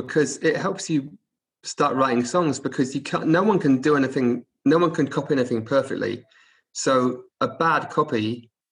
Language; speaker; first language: English; native; English